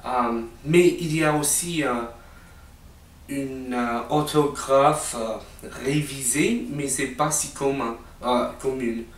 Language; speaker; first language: French; non-native, fluent; English